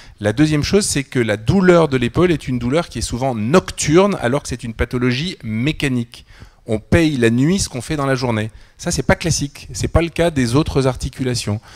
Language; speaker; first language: French; native; French